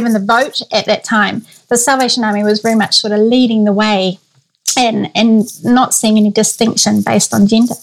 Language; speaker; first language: English; native; English